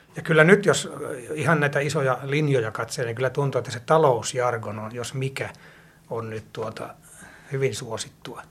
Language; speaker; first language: Finnish; native; Finnish